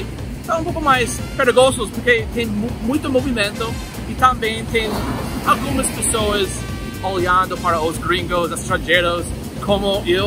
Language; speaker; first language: Portuguese; non-native, fluent; English